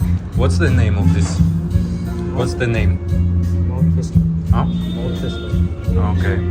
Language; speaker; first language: English; non-native, learner; Russian